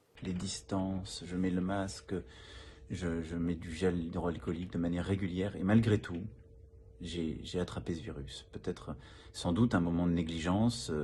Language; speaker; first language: French; native; French